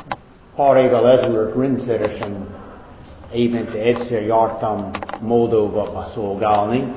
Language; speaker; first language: Hungarian; non-native, fluent; English